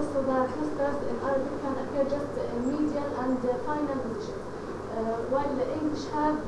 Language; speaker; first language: English; non-native, learner; Arabic